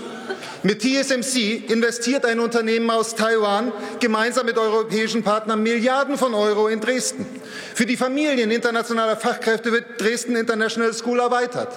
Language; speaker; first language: German; native; German